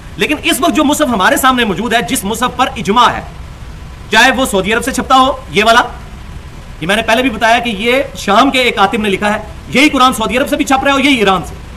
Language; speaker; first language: Urdu; non-native, local second language; Punjabi